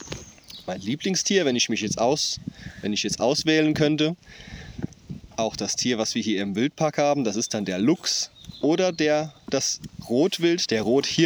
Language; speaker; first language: German; native; German